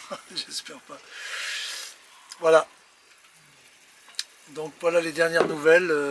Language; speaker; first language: French; native; French